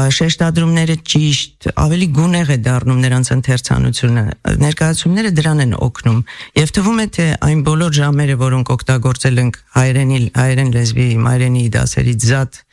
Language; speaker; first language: Armenian; native; Armenian